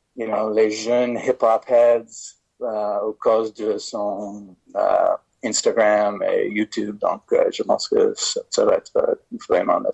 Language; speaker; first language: French; non-native, fluent; English